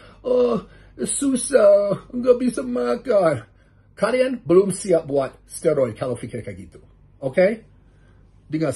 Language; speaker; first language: Indonesian; non-native, learner; English